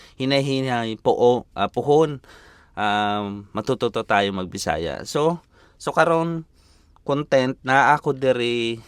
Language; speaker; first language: Filipino; native; Filipino